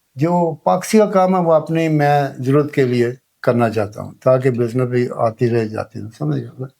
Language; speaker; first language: Urdu; non-native, local second language; Punjabi